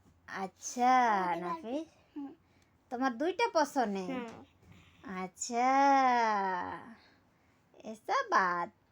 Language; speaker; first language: Hindi; non-native, local second language; Bangla